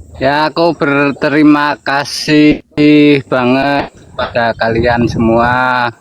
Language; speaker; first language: Indonesian; non-native, local second language; Javanese